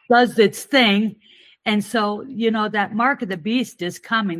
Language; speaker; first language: English; native; English